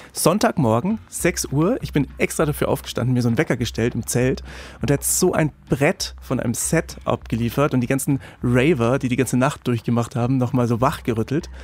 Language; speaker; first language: German; native; German